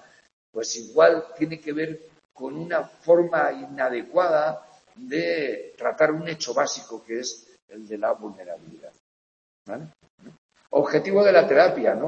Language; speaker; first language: Spanish; native; Spanish